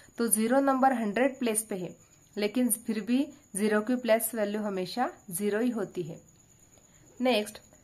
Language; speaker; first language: Hindi; non-native, local second language; Marathi